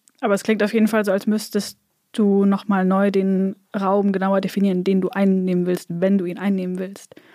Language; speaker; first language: German; native; German